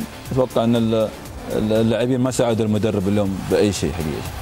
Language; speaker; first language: Arabic; native; Arabic